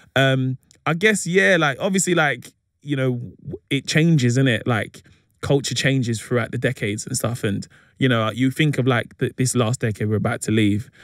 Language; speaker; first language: English; native; English